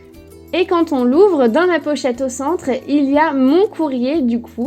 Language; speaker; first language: French; native; French